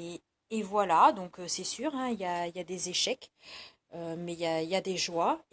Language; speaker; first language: French; native; French